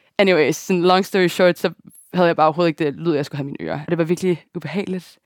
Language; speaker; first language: Danish; early bilingual, other home language; Japanese